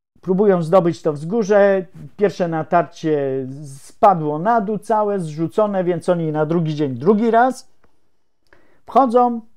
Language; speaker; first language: Polish; native; Polish